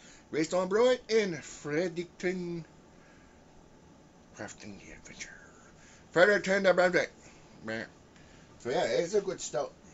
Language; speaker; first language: English; early bilingual, other home language; French